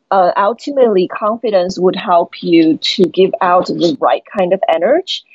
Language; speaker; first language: English; non-native, fluent; Chinese